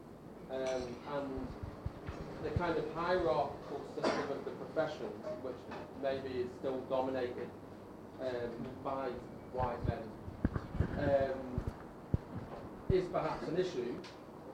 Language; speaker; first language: English; native; English